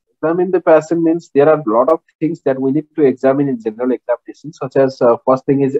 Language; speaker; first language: English; non-native, local second language; Nepali